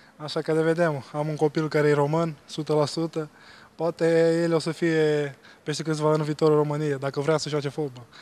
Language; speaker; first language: Romanian; non-native, fluent; Portuguese